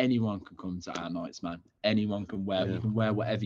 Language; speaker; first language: English; native; English